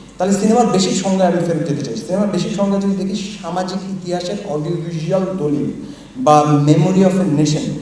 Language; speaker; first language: Bangla; native; Bangla